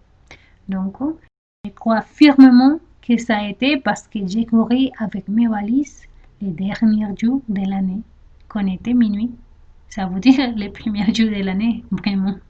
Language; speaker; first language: French; non-native, learner; Spanish